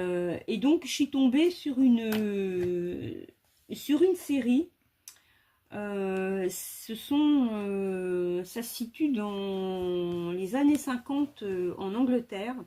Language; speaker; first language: French; native; French